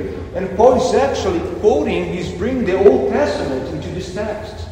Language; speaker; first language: English; non-native, fluent; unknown